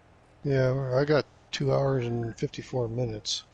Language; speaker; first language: English; native; English